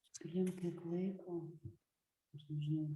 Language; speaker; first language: Lithuanian; non-native, local second language; Russian